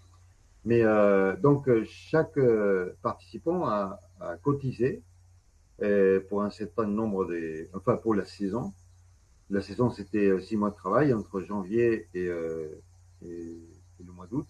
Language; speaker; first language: French; non-native, fluent; Spanish